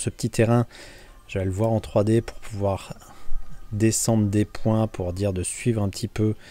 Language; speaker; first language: French; native; French